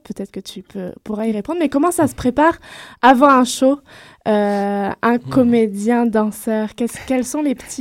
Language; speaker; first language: French; native; French